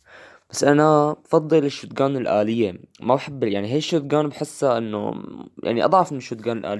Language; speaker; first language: Arabic; native; Arabic